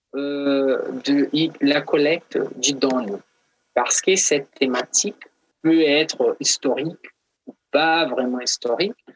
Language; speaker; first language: French; non-native, fluent; Portuguese